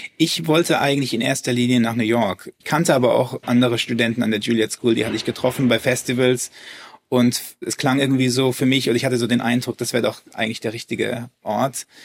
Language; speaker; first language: German; early bilingual, heritage; German